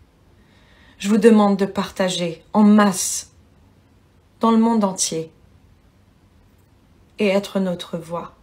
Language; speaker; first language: French; early bilingual, other home language; Persian